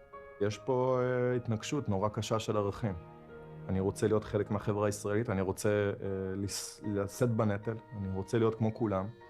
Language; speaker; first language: Hebrew; native; Hebrew